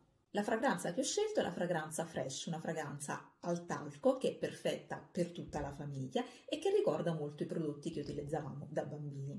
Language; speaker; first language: Italian; native; Italian